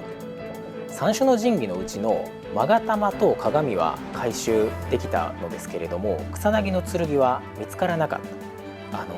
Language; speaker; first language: Japanese; native; Japanese